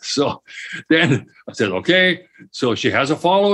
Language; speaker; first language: English; non-native, fluent; German